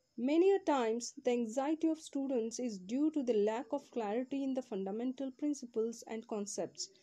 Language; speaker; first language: English; non-native, local second language; Kannada